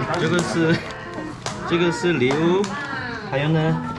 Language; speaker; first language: Chinese; non-native, fluent; Korean